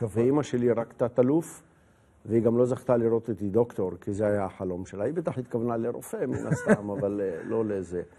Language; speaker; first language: Hebrew; native; Hebrew